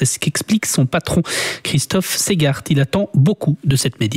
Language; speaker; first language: French; native; French